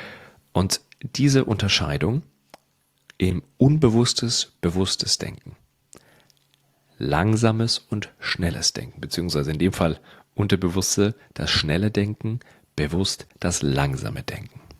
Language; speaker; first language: German; native; German